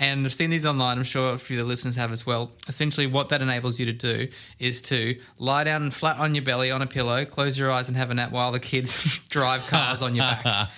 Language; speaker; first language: English; native; English